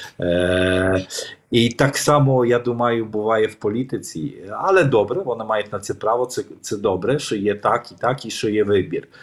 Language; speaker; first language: Ukrainian; non-native, fluent; Polish